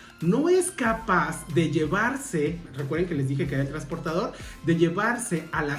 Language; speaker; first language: Spanish; native; Spanish